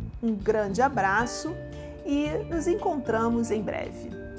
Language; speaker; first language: Portuguese; native; Portuguese